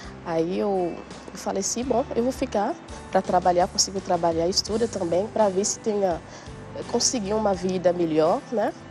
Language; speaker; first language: Portuguese; non-native, learner; Haitian Creole